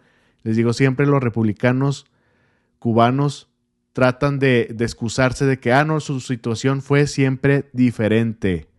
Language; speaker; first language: Spanish; native; Spanish